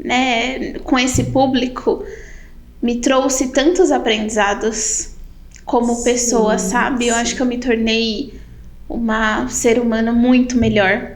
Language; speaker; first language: Portuguese; native; Portuguese